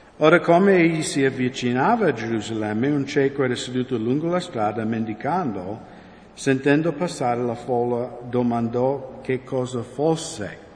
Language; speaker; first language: Italian; non-native, fluent; English